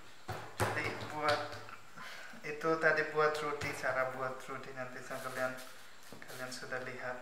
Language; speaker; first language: Indonesian; non-native, fluent; Bangla